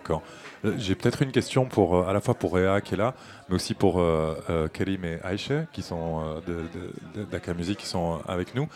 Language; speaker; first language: French; native; French